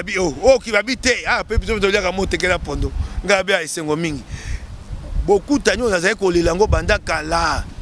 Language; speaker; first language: Lingala; non-native, local second language; Luba-Lulua